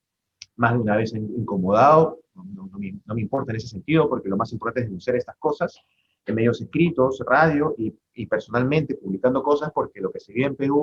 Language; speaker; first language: Spanish; native; Spanish